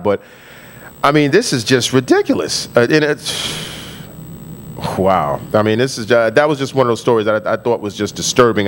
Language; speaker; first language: English; native; English